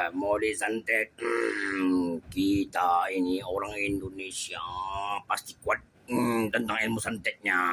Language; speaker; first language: Malay; native; Malay